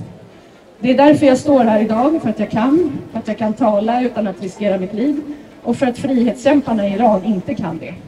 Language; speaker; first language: Swedish; native; Swedish